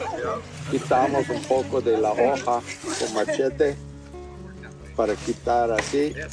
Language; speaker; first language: Spanish; non-native, fluent; English